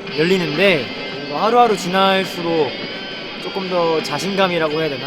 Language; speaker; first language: Korean; native; Korean